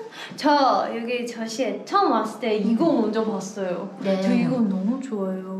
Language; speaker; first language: Korean; non-native, learner; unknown